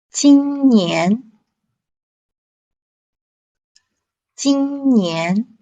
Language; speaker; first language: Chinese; non-native, fluent; English